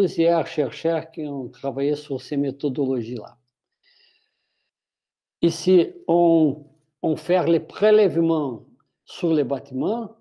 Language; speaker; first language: French; non-native, fluent; Portuguese